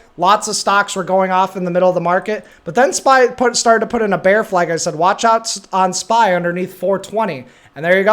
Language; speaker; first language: English; native; English